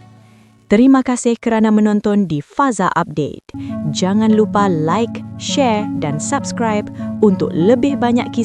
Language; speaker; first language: Malay; native; Malay